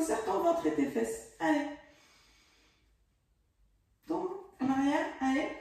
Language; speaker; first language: French; native; French